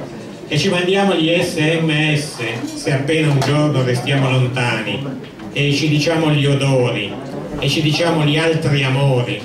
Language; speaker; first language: Italian; native; Italian